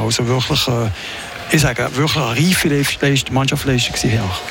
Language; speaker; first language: German; native; German